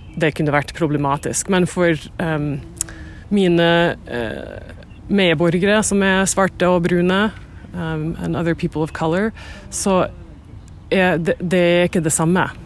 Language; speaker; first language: Norwegian; non-native, fluent; English